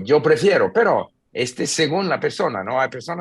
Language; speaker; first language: Spanish; non-native, fluent; English